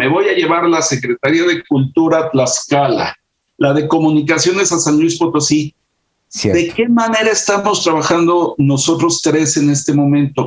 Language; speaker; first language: Spanish; native; Spanish